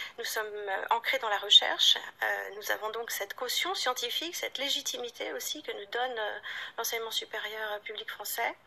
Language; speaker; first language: French; native; French